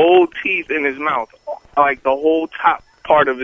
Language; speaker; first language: English; native; English